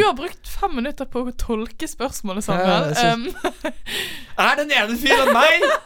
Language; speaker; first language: Norwegian; native; Norwegian